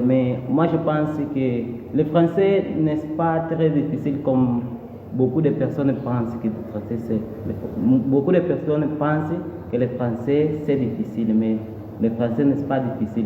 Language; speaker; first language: French; non-native, learner; Portuguese